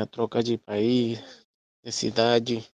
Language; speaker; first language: Portuguese; non-native, learner; Spanish